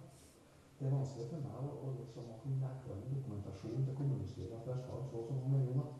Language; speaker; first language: Norwegian; native; Norwegian